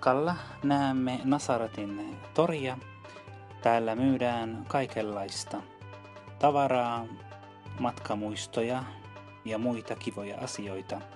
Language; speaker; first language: Finnish; non-native, fluent; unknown